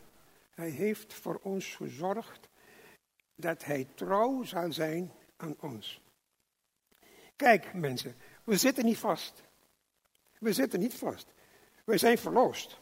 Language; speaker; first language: Dutch; non-native, local second language; English